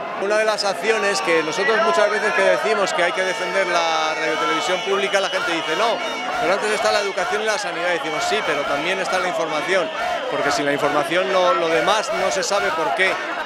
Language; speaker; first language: Spanish; native; Spanish